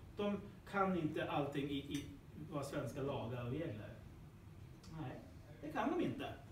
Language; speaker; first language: Swedish; native; Swedish